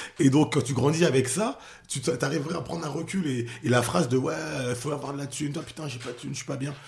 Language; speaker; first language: French; early bilingual, other home language; Haitian Creole